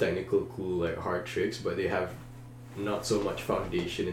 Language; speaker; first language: English; non-native, local second language; Malay